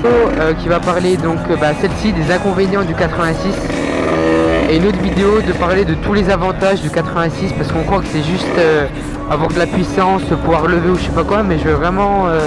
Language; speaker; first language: French; native; French